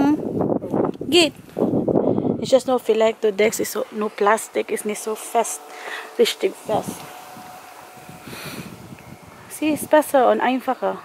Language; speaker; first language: German; non-native, learner; Filipino